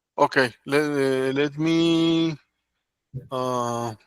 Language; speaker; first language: English; non-native, learner; Spanish